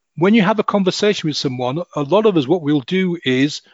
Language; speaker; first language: English; native; English